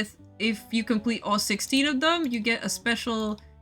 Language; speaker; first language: English; native; English